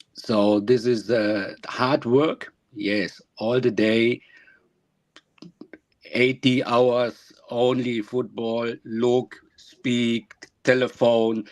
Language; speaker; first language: English; non-native, learner; German